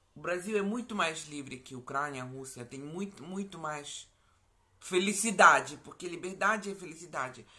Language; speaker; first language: Portuguese; non-native, fluent; Ukrainian